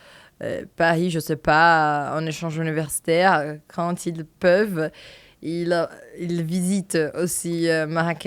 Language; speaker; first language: French; non-native, learner; Portuguese